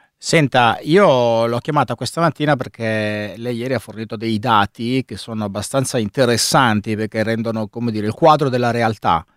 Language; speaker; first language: Italian; native; Italian